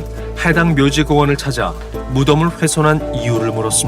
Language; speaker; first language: Korean; native; Korean